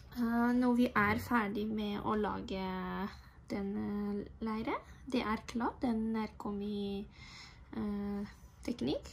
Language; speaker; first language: Norwegian; non-native, fluent; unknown